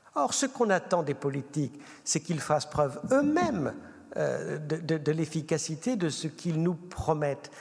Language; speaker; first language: French; native; French